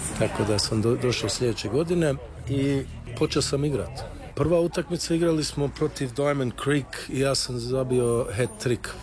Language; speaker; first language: Croatian; early bilingual, heritage; Croatian